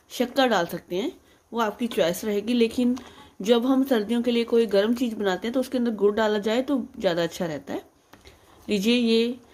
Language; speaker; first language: Hindi; non-native, local second language; Punjabi